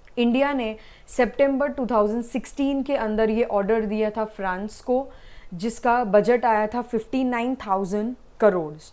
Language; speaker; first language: Hindi; non-native, local second language; Gujarati